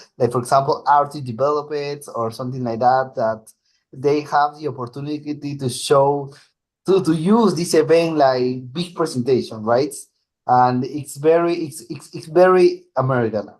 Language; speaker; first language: English; non-native, learner; Spanish